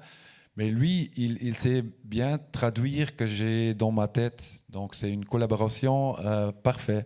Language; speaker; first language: French; non-native, local second language; Dutch